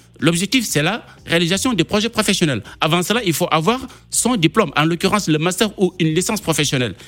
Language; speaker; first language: French; non-native, local second language; Wolof